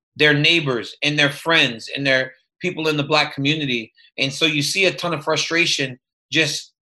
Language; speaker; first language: English; native; English